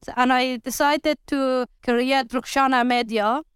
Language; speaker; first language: English; non-native, learner; Persian